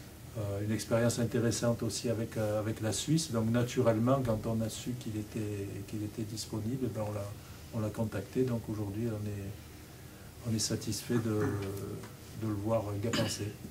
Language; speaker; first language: French; native; French